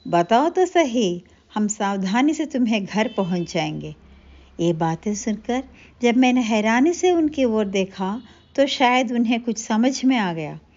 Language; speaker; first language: Hindi; non-native, local second language; Telugu